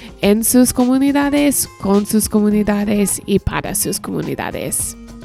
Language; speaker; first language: Spanish; non-native, learner; English